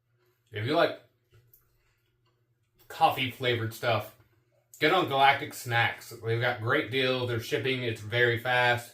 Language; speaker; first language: English; native; English